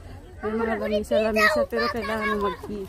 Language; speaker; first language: Korean; non-native, learner; Filipino